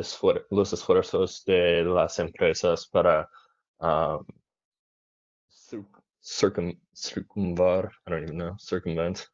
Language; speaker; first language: Spanish; non-native, learner; English